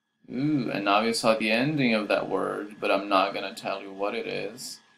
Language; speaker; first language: English; non-native, fluent; Portuguese